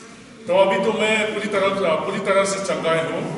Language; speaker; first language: Hindi; non-native, local second language; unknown